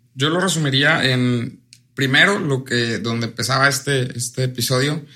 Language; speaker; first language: Spanish; native; Spanish